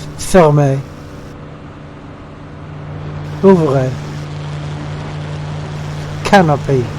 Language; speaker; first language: French; non-native, learner; English